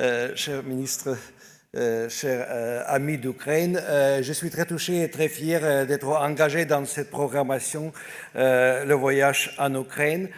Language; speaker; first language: French; non-native, fluent; Ukrainian